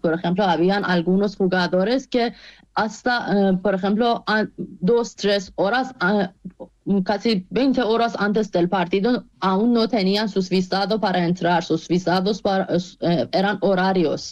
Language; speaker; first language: Spanish; non-native, fluent; Persian